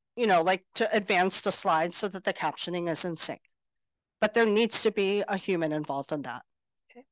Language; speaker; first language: English; native; English